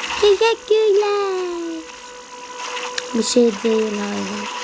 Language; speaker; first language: Turkish; native; Turkish